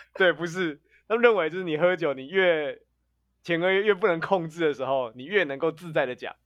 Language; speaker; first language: Chinese; native; Chinese